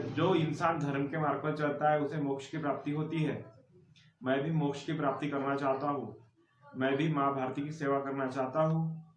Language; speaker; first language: Hindi; non-native, local second language; Marathi